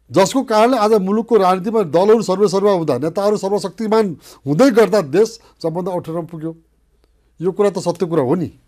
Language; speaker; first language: Nepali; native; Nepali